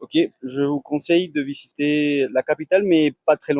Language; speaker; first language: French; non-native, fluent; Spanish